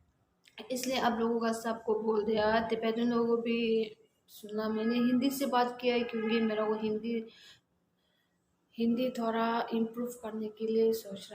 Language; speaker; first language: Hindi; non-native, learner; Tibetan